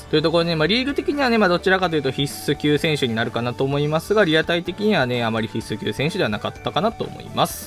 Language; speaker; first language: Japanese; native; Japanese